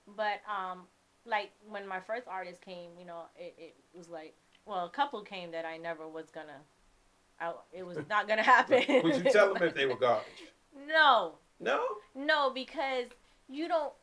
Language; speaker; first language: English; native; English